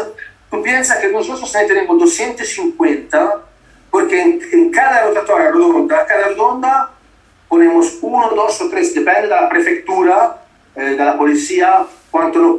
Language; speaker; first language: Spanish; non-native, learner; Italian